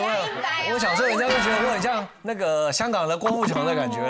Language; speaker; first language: Chinese; native; Chinese